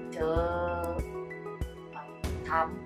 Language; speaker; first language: Vietnamese; non-native, learner; Chinese